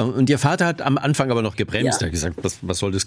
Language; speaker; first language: German; native; German